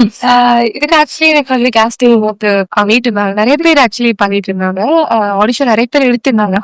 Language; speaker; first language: Tamil; non-native, local second language; Malayalam